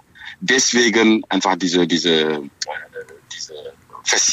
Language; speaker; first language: German; non-native, fluent; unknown